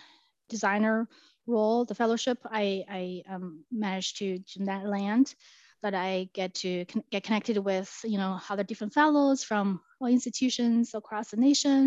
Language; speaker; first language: English; non-native, fluent; Chinese